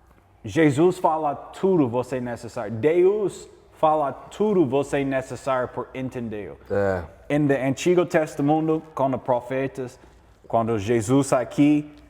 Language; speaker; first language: Portuguese; non-native, learner; English